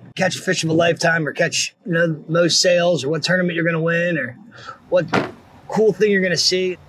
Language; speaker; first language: English; native; English